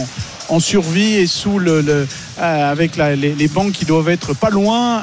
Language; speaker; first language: French; native; French